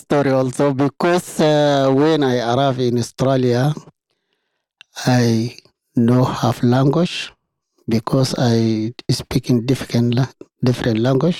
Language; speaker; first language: English; non-native, learner; Arabic